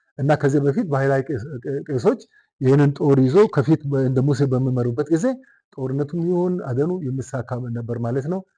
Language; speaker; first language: Amharic; non-native, local second language; Wolaytta